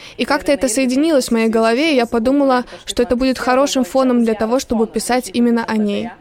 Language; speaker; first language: Russian; non-native, local second language; Lithuanian